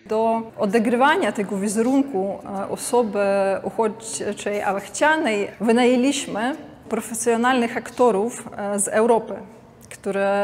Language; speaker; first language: Polish; non-native, fluent; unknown